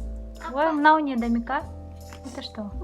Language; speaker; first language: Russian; non-native, local second language; Kazakh